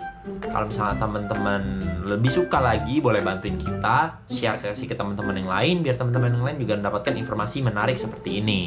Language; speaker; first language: Indonesian; native; Indonesian